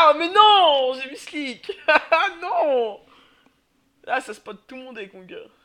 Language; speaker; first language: French; native; French